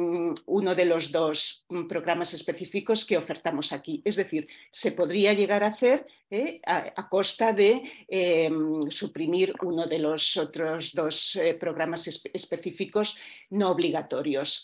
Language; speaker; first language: Spanish; native; Spanish